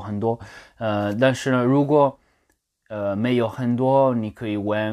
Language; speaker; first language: Chinese; non-native, learner; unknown